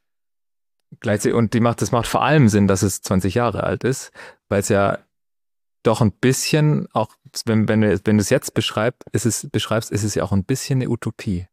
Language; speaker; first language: German; native; German